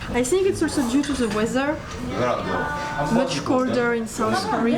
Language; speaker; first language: English; non-native, fluent; French